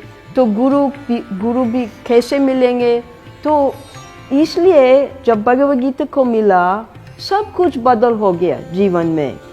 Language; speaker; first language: Hindi; non-native, fluent; English